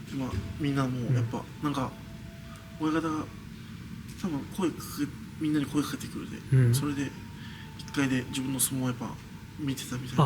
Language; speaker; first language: Japanese; native; Japanese